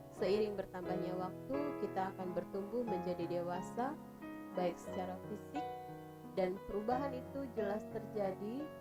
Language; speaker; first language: Indonesian; native; Indonesian